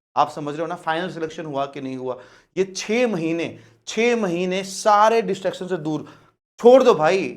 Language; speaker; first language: Hindi; native; Hindi